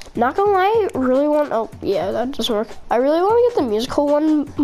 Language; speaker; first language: English; native; English